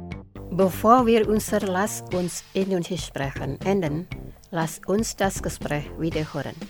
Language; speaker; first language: German; non-native, fluent; Indonesian